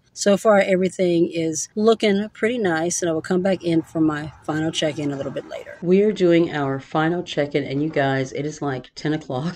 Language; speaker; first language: English; native; English